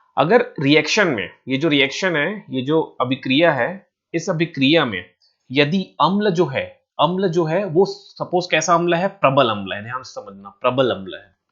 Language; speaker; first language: Hindi; native; Hindi